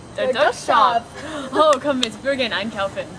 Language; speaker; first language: German; non-native, learner; English